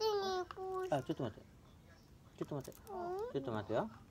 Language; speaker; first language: Japanese; non-native, learner; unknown